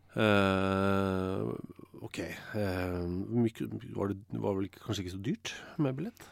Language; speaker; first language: Norwegian; native; Norwegian